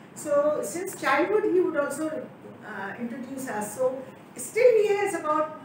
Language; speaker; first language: English; non-native, local second language; Urdu